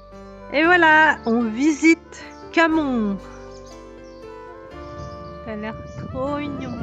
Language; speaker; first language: French; native; French